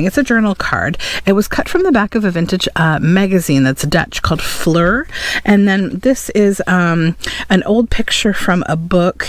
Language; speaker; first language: English; native; English